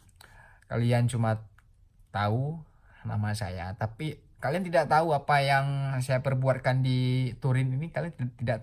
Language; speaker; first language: Indonesian; non-native, local second language; Achinese